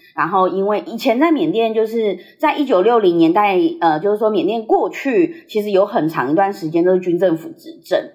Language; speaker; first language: Chinese; early bilingual, heritage; Chinese